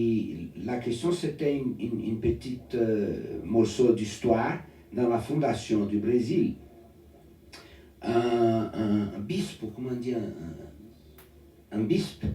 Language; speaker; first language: French; non-native, learner; Portuguese